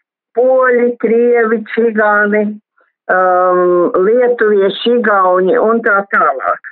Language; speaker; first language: Latvian; non-native, local second language; Russian